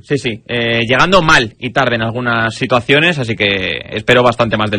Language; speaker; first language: Spanish; native; Spanish